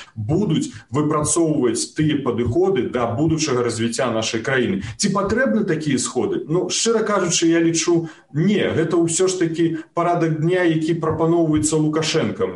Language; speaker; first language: Belarusian; native; Belarusian